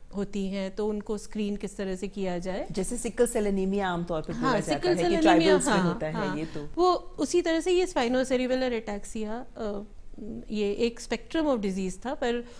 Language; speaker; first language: Hindi; native; Hindi